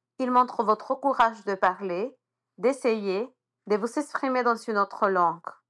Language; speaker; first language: French; non-native, fluent; Spanish